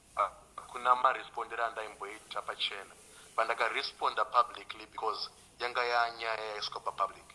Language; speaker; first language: Shona; native; Shona